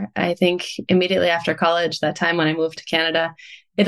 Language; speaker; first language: English; native; English